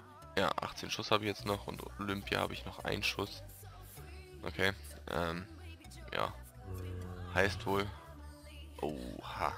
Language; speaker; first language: German; native; German